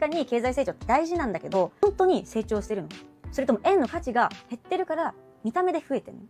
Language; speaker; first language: Japanese; native; Japanese